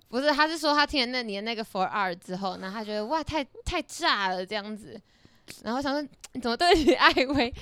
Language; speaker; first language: Chinese; native; Chinese